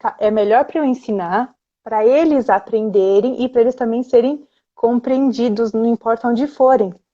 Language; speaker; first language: Portuguese; early bilingual, other home language; Spanish